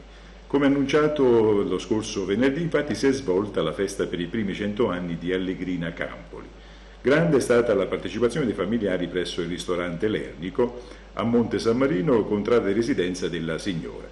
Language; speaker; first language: Italian; native; Italian